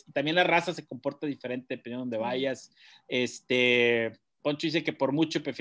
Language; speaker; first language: Spanish; native; Spanish